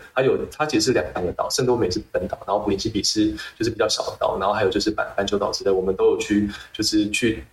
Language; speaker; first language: Chinese; native; Chinese